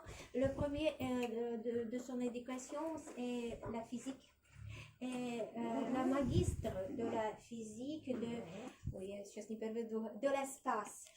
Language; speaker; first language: French; non-native, learner; Russian